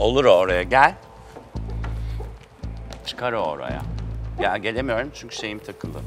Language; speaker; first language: Turkish; native; Turkish